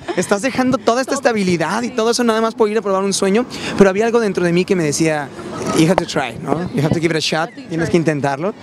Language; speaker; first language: Spanish; native; Spanish